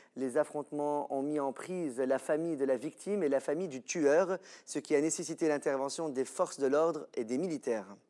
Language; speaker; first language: French; non-native, local second language; Arabic